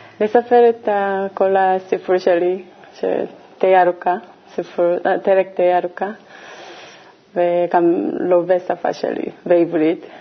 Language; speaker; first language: Hebrew; non-native, learner; Korean